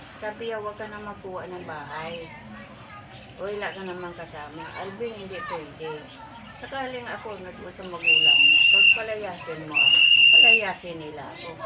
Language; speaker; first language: Filipino; non-native, local second language; Cebuano